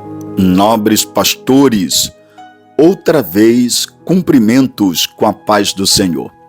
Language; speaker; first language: Portuguese; native; Portuguese